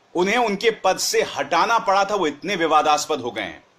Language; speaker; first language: Hindi; native; Hindi